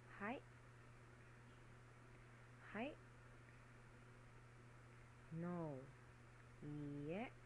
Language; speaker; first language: Japanese; non-native, learner; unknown